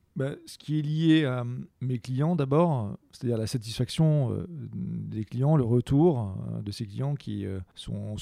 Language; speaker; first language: French; native; French